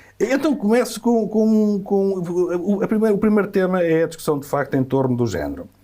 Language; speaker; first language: Portuguese; native; Portuguese